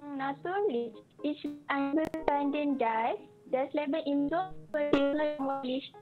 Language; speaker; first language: German; non-native, learner; Malay